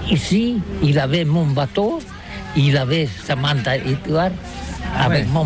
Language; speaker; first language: French; non-native, learner; Catalan